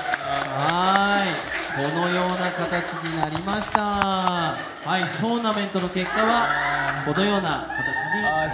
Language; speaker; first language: Japanese; native; Japanese